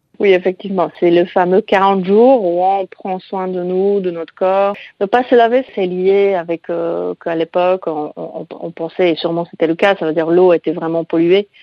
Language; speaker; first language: French; non-native, fluent; Polish